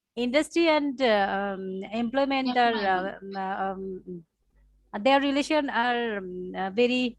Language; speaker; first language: English; non-native, learner; Bangla